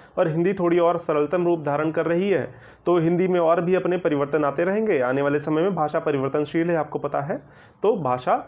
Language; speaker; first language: Hindi; native; Hindi